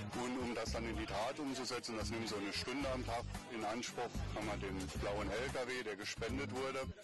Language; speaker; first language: German; native; German